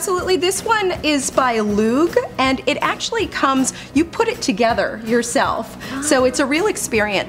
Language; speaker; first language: English; native; English